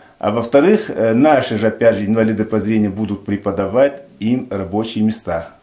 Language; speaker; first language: Russian; non-native, local second language; Tajik